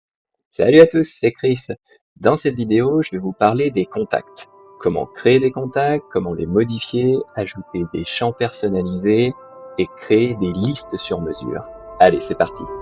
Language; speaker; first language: French; native; French